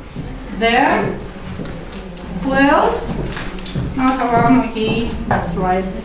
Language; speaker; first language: English; non-native, fluent; Azerbaijani